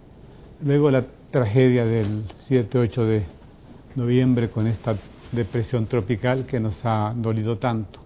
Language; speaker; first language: Spanish; native; Spanish